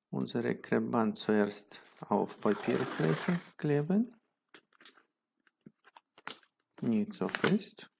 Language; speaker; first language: German; non-native, fluent; Russian